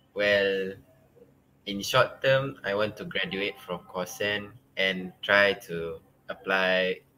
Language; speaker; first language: English; non-native, local second language; Malay